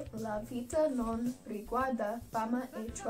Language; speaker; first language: Italian; non-native, learner; English